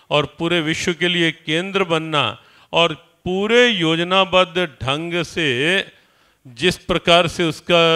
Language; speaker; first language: Hindi; native; Hindi